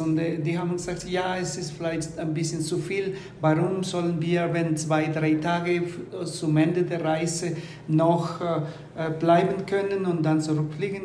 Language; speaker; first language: German; non-native, fluent; Spanish